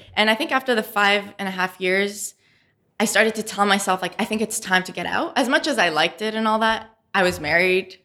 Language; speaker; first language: English; native; English